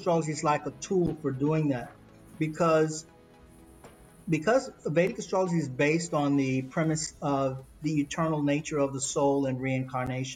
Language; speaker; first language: English; native; English